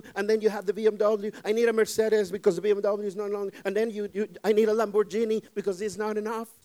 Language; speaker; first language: English; non-native, fluent; Spanish